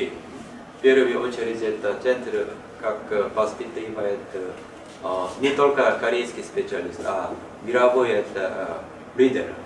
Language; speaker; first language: Russian; non-native, learner; Korean